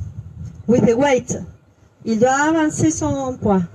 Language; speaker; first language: English; non-native, learner; French